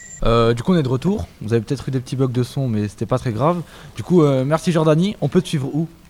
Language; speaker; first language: French; native; French